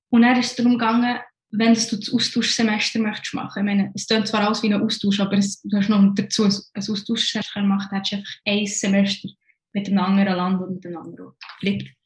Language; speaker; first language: German; early bilingual, other home language; Arabic